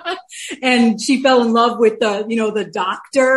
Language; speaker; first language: English; native; English